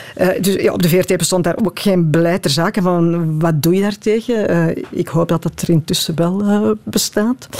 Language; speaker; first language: Dutch; native; Dutch